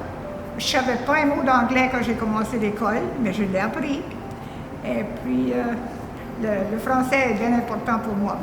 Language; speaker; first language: French; native; French